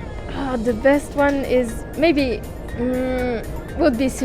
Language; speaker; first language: English; non-native, fluent; French